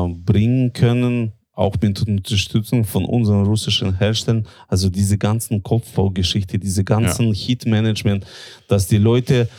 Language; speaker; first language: German; non-native, fluent; Russian